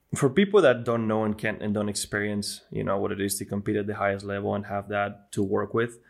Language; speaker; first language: English; non-native, fluent; Spanish